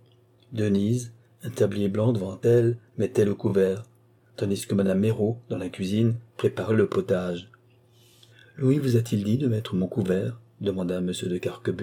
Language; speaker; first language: French; native; French